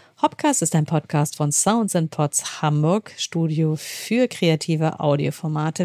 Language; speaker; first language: German; native; German